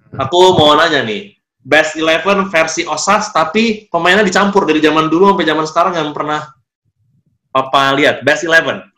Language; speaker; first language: Indonesian; native; Indonesian